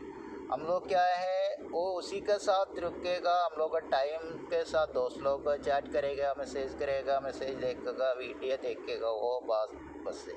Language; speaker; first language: Hindi; non-native, local second language; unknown